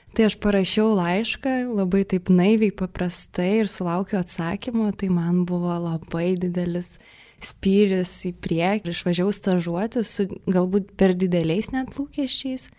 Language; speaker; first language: Lithuanian; early bilingual, heritage; Russian